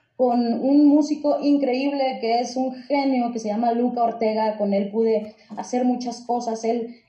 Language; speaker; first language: Spanish; native; Spanish